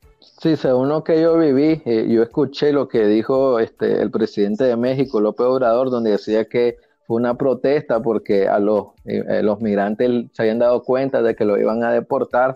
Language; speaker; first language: Spanish; native; Spanish